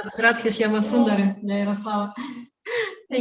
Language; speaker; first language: Russian; native; Russian